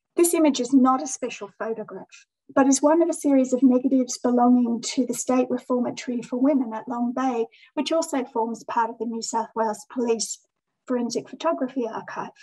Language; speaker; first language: English; native; English